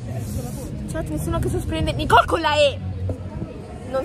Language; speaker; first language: Italian; native; Italian